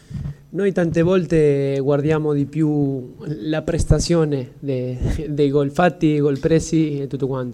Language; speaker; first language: Italian; non-native, fluent; Spanish